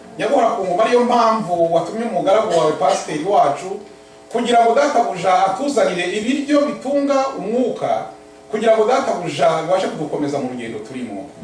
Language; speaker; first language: Kinyarwanda; native; Kinyarwanda